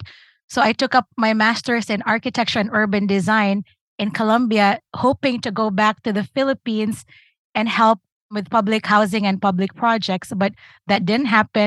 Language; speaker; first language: English; non-native, local second language; Cebuano